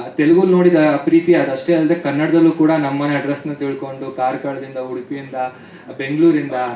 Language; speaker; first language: Kannada; native; Kannada